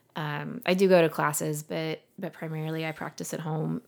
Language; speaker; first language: English; native; English